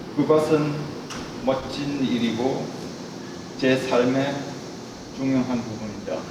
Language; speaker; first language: Korean; non-native, fluent; German